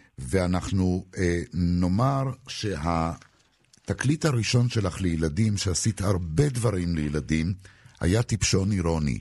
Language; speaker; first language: Hebrew; native; Hebrew